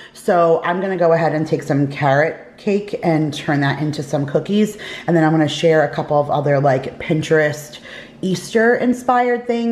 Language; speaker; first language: English; native; English